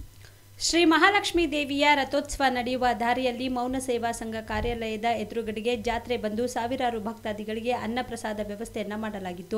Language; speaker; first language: Kannada; native; Kannada